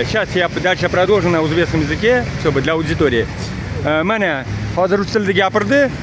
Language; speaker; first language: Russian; non-native, local second language; Uzbek